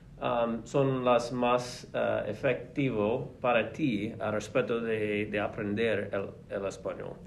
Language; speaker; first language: Spanish; non-native, fluent; English